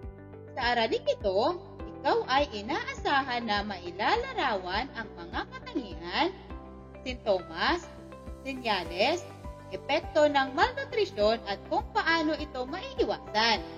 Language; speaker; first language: Filipino; native; Filipino